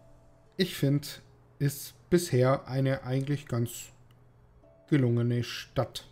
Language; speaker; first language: German; native; German